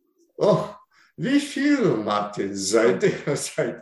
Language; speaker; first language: German; non-native, learner; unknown